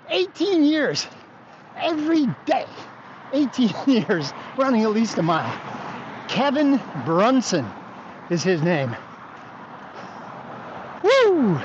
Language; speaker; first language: English; native; English